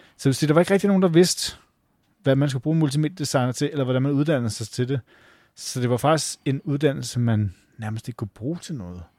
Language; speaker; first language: Danish; native; Danish